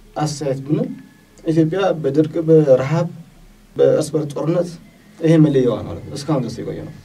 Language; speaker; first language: Amharic; non-native, local second language; Tigrinya